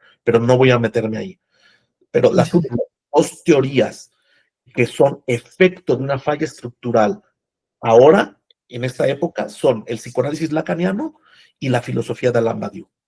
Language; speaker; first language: Spanish; native; Spanish